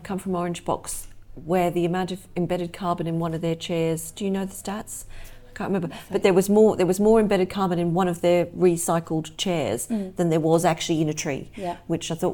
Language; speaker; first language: English; native; English